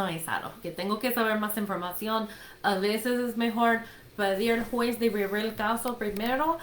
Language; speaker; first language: Spanish; non-native, fluent; English